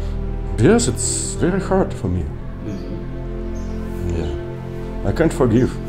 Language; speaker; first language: English; non-native, learner; Russian